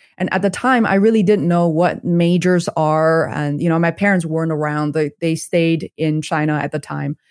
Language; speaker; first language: English; non-native, fluent; Chinese